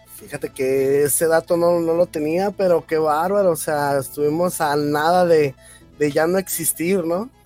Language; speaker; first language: Spanish; native; Spanish